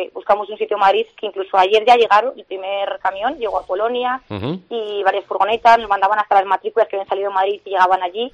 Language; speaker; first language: Spanish; native; Spanish